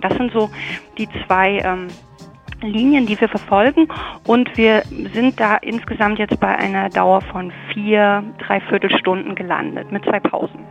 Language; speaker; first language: German; native; German